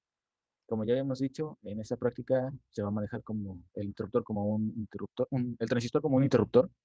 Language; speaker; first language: Spanish; native; Spanish